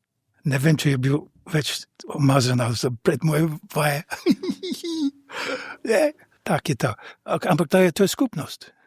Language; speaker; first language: Slovenian; non-native, fluent; English